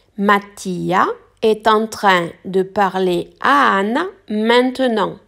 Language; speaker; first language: French; non-native, fluent; Italian